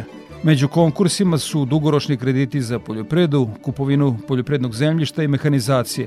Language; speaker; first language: Serbian; native; Serbian